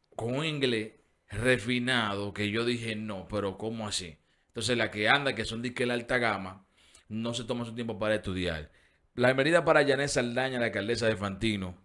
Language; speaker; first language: Spanish; native; Spanish